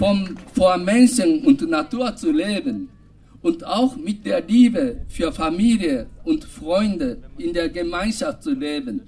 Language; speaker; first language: German; non-native, fluent; Japanese